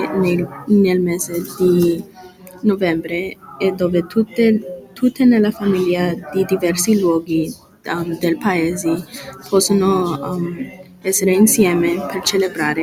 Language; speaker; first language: Italian; non-native, learner; English